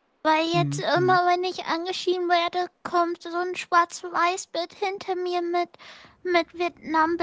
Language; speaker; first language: German; native; German